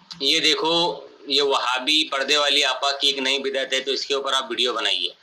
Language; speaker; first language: Urdu; native; Urdu